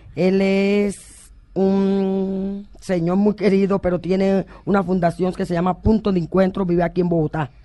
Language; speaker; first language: Spanish; native; Spanish